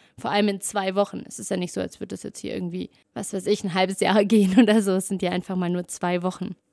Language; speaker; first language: German; native; German